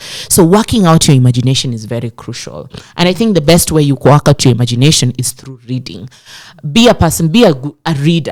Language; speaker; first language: English; non-native, local second language; Swahili